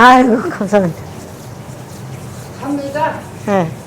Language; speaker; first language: Korean; non-native, fluent; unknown